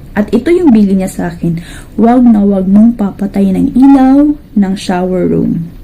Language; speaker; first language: Filipino; native; Filipino